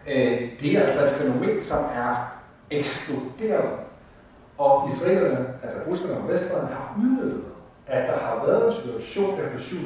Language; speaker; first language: Danish; native; Danish